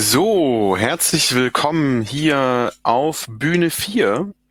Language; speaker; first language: German; native; German